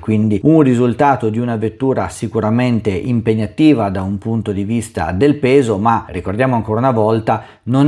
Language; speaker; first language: Italian; native; Italian